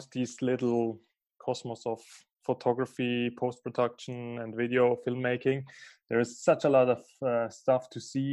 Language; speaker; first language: English; non-native, fluent; Swiss German